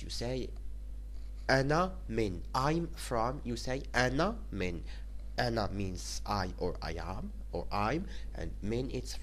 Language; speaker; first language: English; non-native, fluent; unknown